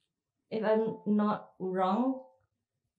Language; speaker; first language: English; non-native, fluent; Indonesian